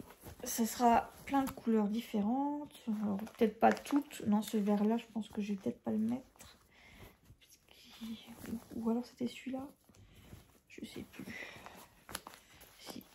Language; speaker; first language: French; native; French